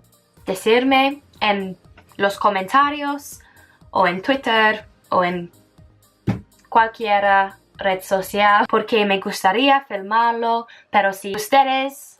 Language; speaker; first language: Spanish; non-native, fluent; English